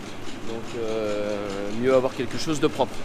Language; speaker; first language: French; native; French